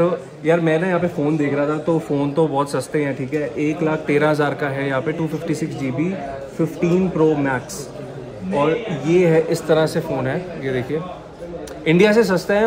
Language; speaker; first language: Hindi; native; Hindi